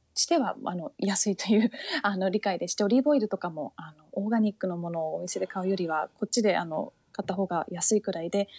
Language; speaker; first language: Japanese; early bilingual, heritage; Japanese